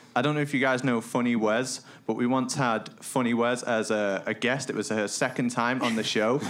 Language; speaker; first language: English; native; English